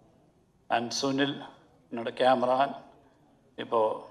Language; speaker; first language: Tamil; non-native, learner; Malayalam